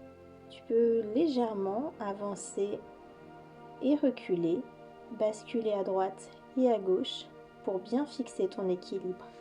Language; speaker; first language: French; native; French